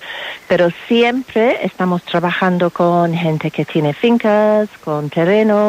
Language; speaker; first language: Spanish; non-native, learner; English